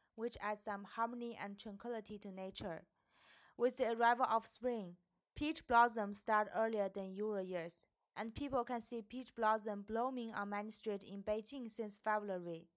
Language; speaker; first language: English; non-native, fluent; Chinese